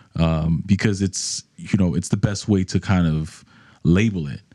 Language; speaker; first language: English; native; English